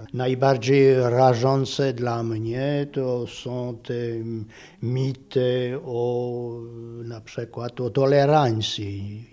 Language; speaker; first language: Polish; non-native, fluent; French